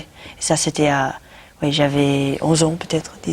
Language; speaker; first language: French; non-native, learner; English